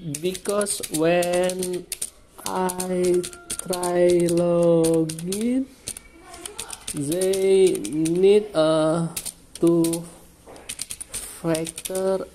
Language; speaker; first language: English; non-native, learner; Indonesian